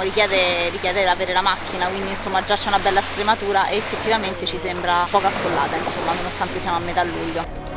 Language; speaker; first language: Italian; native; Italian